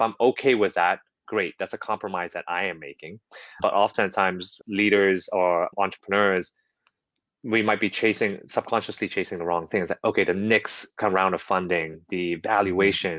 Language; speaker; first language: English; non-native, local second language; Cantonese